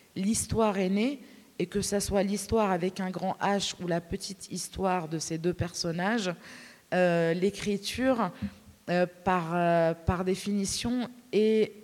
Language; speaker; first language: French; native; French